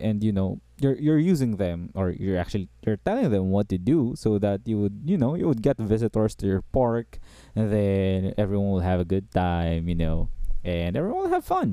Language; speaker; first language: English; non-native, local second language; Filipino